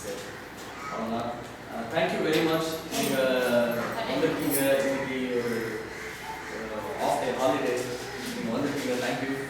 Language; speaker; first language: Tamil; non-native, local second language; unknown